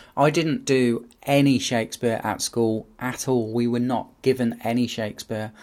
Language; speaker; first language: English; native; English